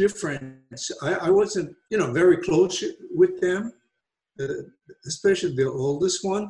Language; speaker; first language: English; native; English